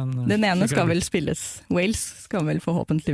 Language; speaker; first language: Norwegian; native; Norwegian